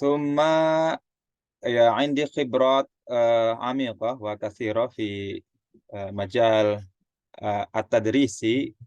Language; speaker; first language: Arabic; non-native, fluent; Indonesian